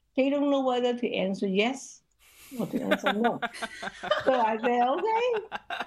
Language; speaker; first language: English; non-native, local second language; Cantonese